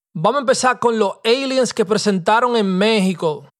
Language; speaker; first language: Spanish; early bilingual, heritage; Spanish